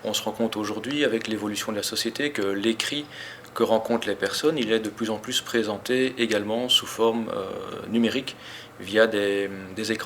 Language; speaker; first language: French; native; French